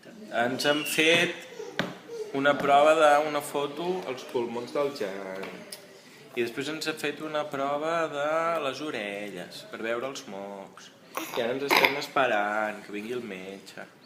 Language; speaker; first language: Catalan; native; Catalan